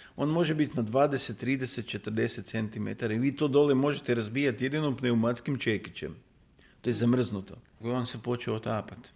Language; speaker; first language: Croatian; native; Croatian